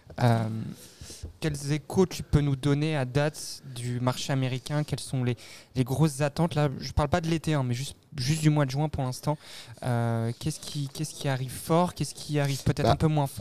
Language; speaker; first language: French; native; French